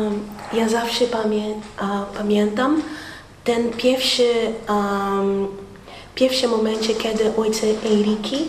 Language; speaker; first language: Polish; non-native, learner; Portuguese